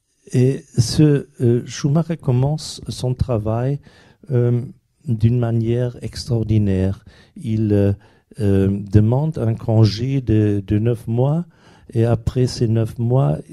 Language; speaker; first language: French; non-native, fluent; German